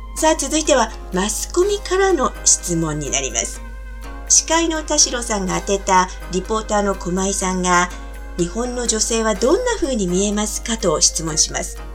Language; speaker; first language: Japanese; native; Japanese